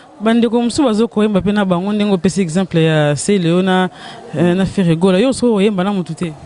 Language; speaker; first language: Lingala; native; Lingala